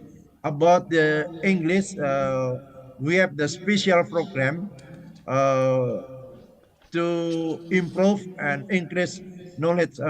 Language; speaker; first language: English; non-native, fluent; Indonesian